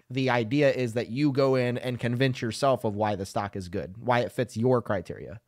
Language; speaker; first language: English; native; English